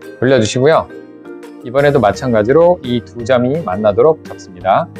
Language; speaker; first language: Korean; native; Korean